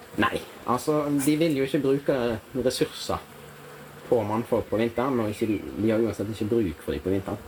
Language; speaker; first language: Norwegian; native; Norwegian